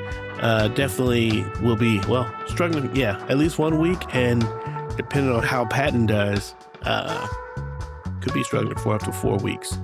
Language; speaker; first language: English; native; English